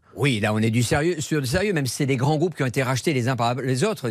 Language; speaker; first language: French; native; French